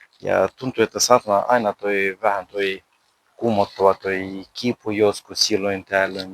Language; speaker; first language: Finnish; non-native, learner; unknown